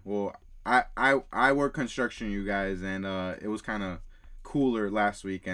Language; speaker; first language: English; early bilingual, other home language; Spanish